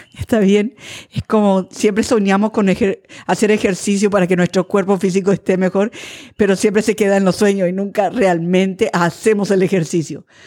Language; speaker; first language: Spanish; early bilingual, other home language; English